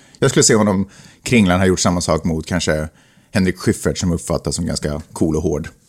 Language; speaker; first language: Swedish; native; Swedish